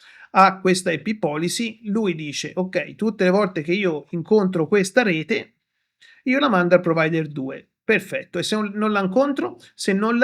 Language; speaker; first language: Italian; native; Italian